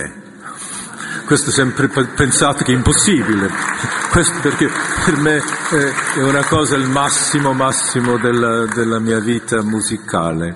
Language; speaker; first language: Italian; non-native, fluent; Korean